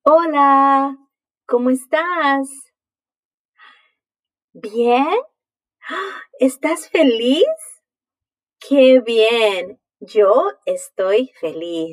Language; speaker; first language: Spanish; non-native, fluent; English